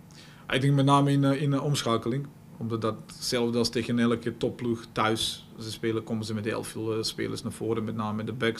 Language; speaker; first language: Dutch; non-native, fluent; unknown